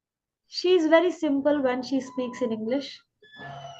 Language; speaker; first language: English; non-native, local second language; Hindi